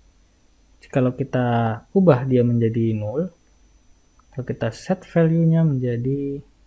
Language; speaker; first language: Indonesian; native; Indonesian